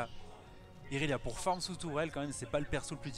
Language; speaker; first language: French; native; French